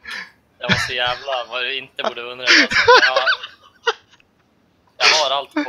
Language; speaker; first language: Swedish; native; Swedish